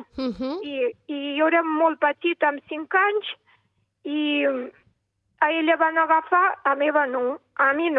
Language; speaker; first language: Catalan; non-native, fluent; Russian